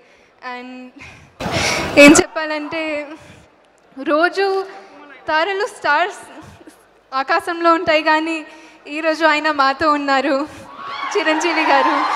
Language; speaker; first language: Telugu; non-native, learner; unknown